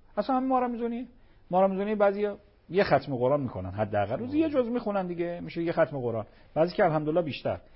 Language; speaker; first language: Persian; native; Persian